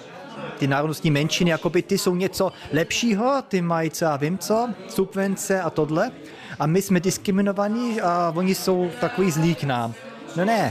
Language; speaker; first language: Czech; early bilingual, heritage; Czech